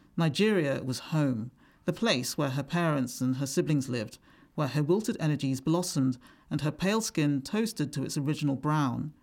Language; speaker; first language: English; native; English